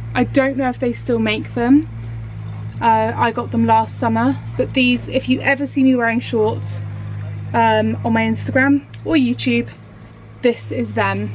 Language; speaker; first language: English; native; English